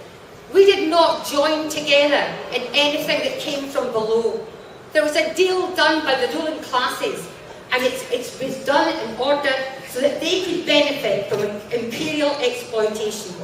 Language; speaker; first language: English; native; English